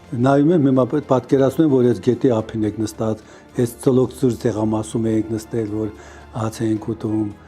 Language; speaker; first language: Armenian; native; Armenian